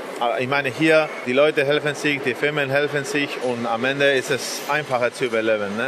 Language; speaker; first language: German; non-native, fluent; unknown